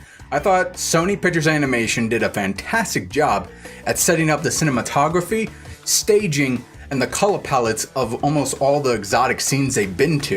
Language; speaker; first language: English; native; English